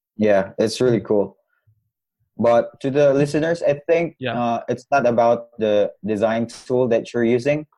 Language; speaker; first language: English; non-native, local second language; Cebuano